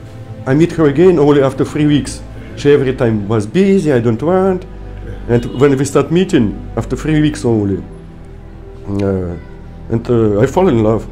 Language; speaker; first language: English; non-native, learner; Russian